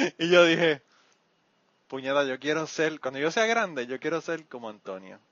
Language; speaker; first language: Spanish; native; Spanish